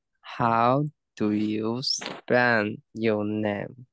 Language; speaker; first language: English; non-native, learner; Chinese